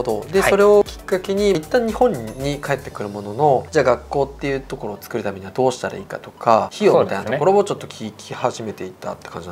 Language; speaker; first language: Japanese; native; Japanese